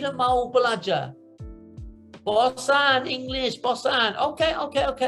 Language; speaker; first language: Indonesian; non-native, learner; English